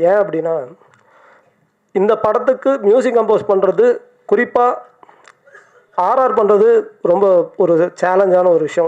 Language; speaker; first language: Tamil; native; Tamil